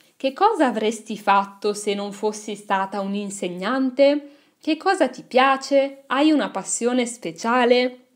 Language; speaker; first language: Italian; native; Italian